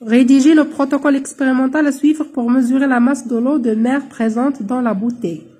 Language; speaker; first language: French; non-native, local second language; Arabic